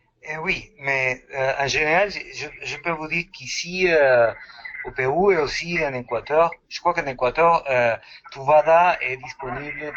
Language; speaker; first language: French; non-native, fluent; Spanish